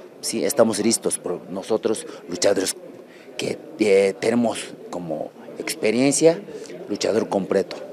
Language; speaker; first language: Spanish; non-native, learner; Japanese